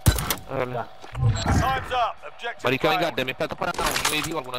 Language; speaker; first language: Spanish; native; Spanish